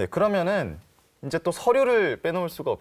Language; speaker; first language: Korean; native; Korean